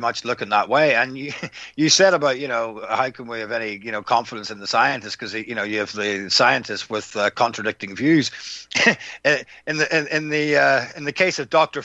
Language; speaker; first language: English; native; English